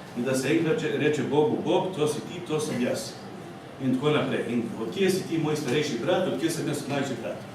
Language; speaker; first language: Slovenian; non-native, fluent; Ukrainian